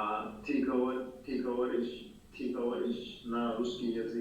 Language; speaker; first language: Russian; non-native, learner; Kazakh